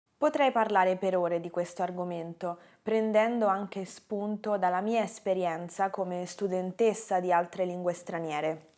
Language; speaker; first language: Italian; native; Italian